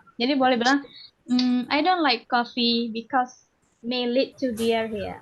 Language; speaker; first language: English; non-native, fluent; Indonesian